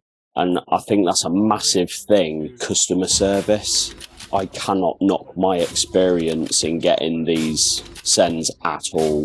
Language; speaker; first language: English; native; English